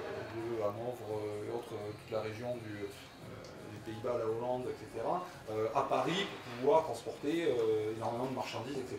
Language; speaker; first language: French; native; French